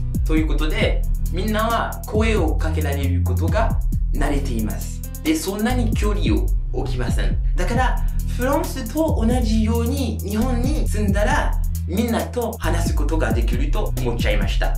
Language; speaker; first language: Japanese; non-native, fluent; French